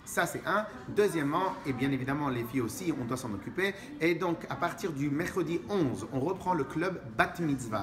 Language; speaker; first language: French; native; French